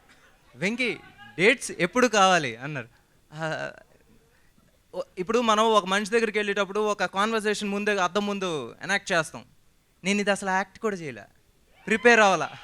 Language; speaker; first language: Telugu; native; Telugu